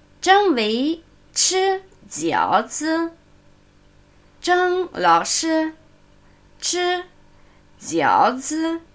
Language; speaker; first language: Chinese; non-native, fluent; German